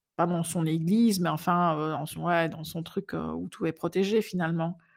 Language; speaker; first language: French; native; French